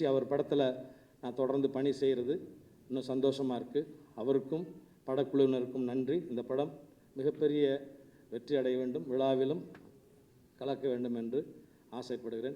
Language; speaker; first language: Tamil; native; Tamil